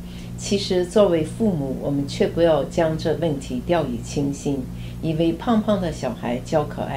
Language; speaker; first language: Chinese; native; Chinese